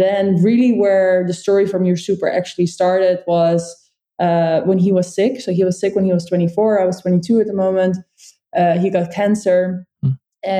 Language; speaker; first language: English; non-native, fluent; Dutch